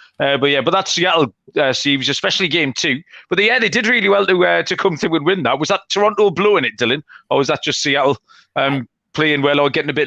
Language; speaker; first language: English; native; English